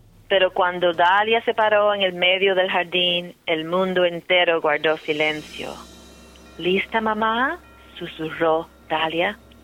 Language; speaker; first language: Spanish; early bilingual, heritage; Spanish